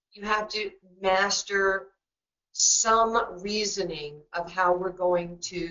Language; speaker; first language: English; native; English